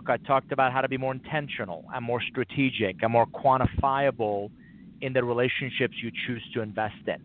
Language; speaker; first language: English; non-native, fluent; Persian